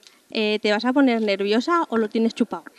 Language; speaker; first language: Spanish; native; Spanish